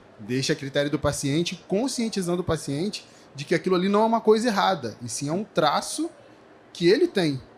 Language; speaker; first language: Portuguese; native; Portuguese